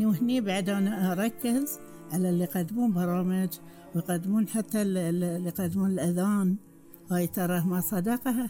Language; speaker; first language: Arabic; native; Arabic